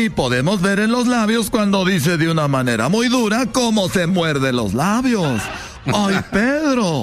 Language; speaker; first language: Spanish; native; Spanish